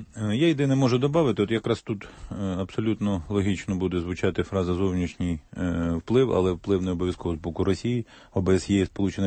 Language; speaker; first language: Ukrainian; native; Ukrainian